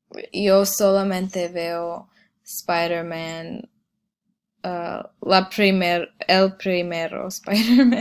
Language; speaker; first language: Spanish; non-native, learner; English